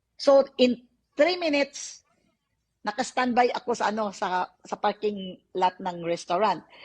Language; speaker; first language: Filipino; non-native, local second language; Cebuano